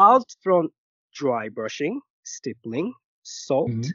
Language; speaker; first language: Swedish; non-native, fluent; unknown